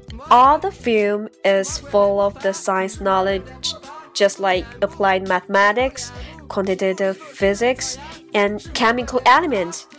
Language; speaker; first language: English; non-native, fluent; Chinese